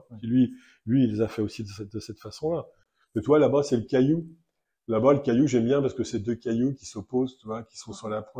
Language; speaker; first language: French; native; French